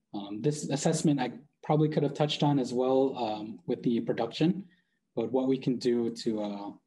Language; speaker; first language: English; native; English